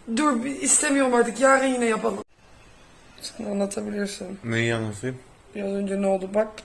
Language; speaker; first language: Turkish; early bilingual, heritage; Turkish